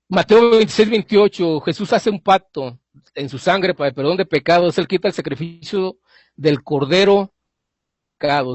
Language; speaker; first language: Spanish; native; Spanish